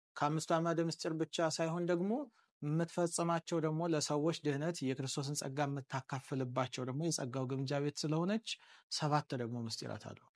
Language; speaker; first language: Amharic; native; Amharic